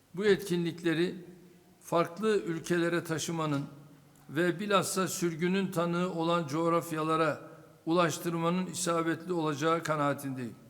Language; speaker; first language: Turkish; native; Turkish